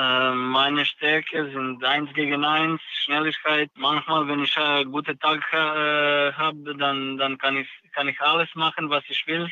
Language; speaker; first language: German; non-native, learner; Serbian